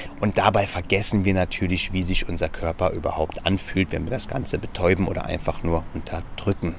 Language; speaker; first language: German; native; German